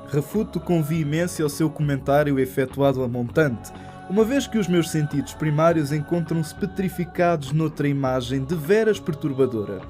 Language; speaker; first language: Portuguese; native; Portuguese